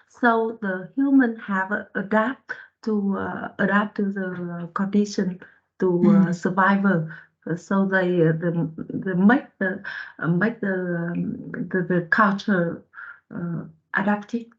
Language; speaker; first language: English; non-native, learner; Vietnamese